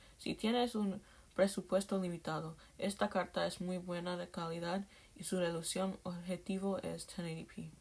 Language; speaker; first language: Spanish; non-native, learner; English